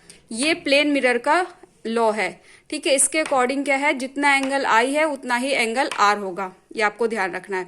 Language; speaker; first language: Hindi; native; Hindi